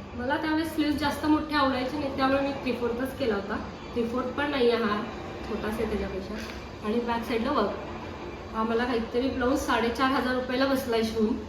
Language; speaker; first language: Marathi; non-native, local second language; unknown